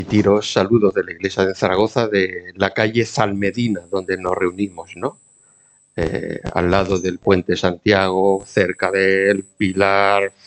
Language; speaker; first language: Spanish; native; Spanish